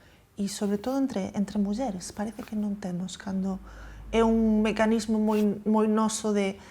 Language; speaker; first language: Galician; native; Galician